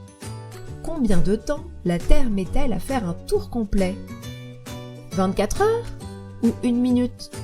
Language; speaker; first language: French; native; French